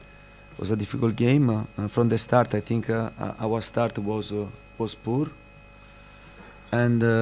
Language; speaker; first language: English; non-native, fluent; Italian